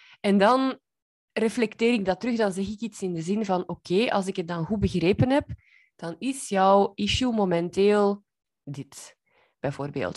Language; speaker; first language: Dutch; native; Dutch